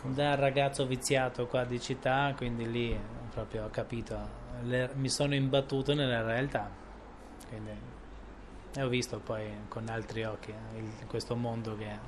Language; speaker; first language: Italian; non-native, fluent; Albanian